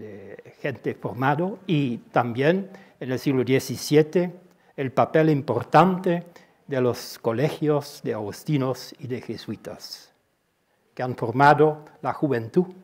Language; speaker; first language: Spanish; non-native, fluent; Dutch